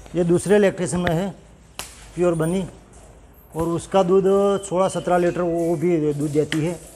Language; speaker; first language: Hindi; non-native, local second language; Gujarati